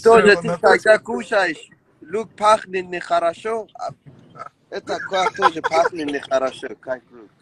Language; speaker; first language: Russian; non-native, learner; Persian